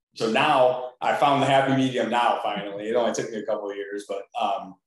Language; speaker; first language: English; native; English